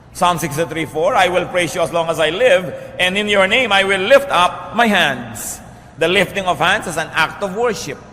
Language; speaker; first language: English; non-native, local second language; Filipino